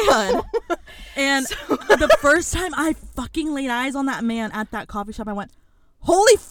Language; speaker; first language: English; early bilingual, other home language; Spanish